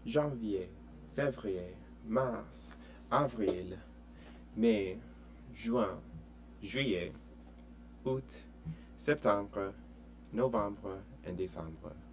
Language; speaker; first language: French; non-native, fluent; English